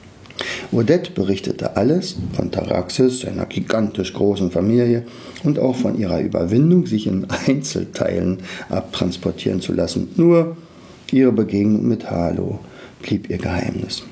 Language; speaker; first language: German; native; German